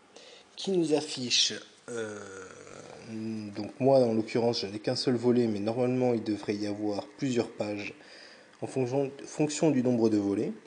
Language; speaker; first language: French; native; French